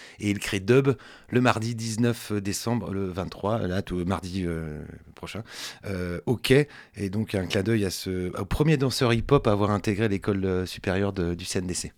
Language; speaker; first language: French; native; French